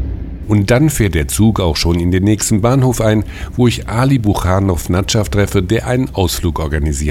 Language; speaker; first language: German; native; German